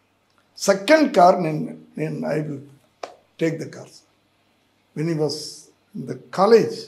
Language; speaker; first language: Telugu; non-native, learner; Tamil